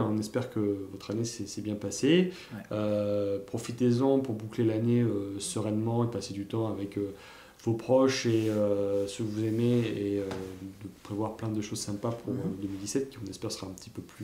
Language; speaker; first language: French; native; French